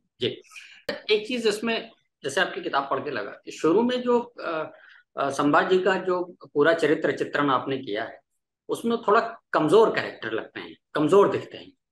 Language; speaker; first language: Hindi; native; Hindi